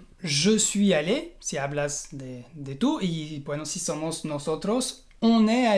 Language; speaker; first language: Spanish; non-native, fluent; French